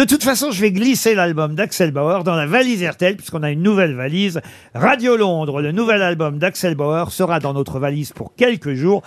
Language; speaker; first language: French; native; French